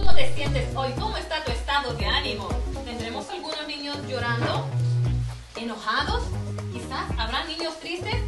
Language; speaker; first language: Spanish; native; Spanish